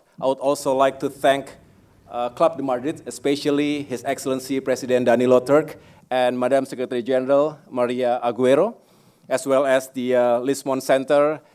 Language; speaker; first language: English; non-native, fluent; Indonesian